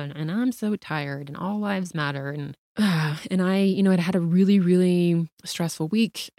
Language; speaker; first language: English; native; English